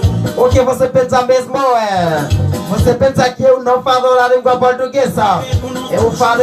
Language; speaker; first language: Portuguese; non-native, learner; Haitian Creole